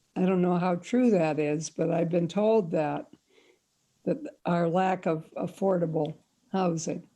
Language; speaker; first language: English; native; English